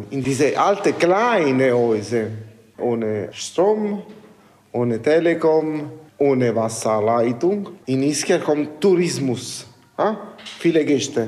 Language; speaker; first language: German; non-native, learner; Italian